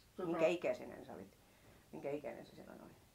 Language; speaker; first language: Finnish; native; Finnish